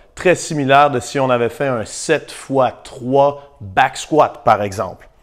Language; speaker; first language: French; native; French